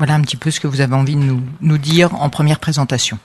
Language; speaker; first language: French; native; French